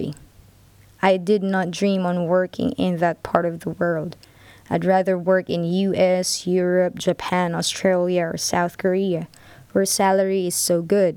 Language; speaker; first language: English; non-native, local second language; Filipino